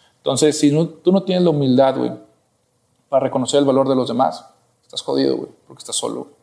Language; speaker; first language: Spanish; native; Spanish